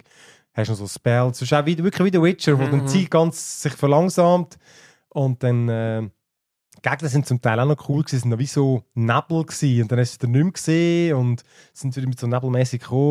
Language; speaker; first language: German; native; German